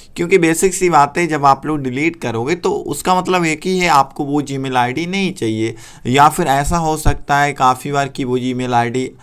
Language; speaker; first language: Hindi; native; Hindi